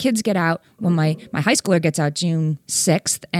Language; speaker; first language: English; native; English